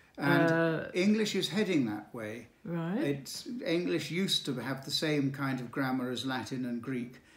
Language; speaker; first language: English; native; English